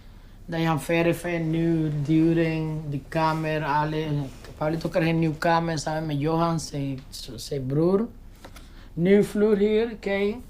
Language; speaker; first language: Dutch; non-native, learner; Spanish